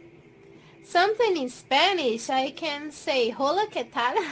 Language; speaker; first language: English; non-native, fluent; Portuguese